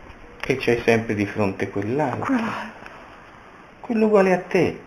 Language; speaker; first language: Italian; native; Italian